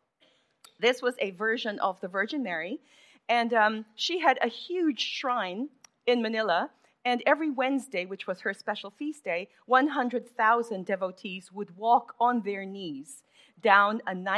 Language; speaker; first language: English; non-native, local second language; Filipino